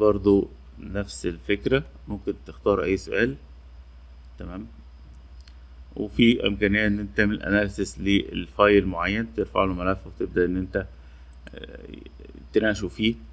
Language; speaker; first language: Arabic; native; Arabic